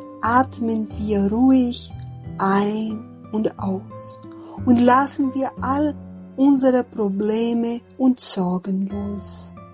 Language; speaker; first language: German; non-native, fluent; Portuguese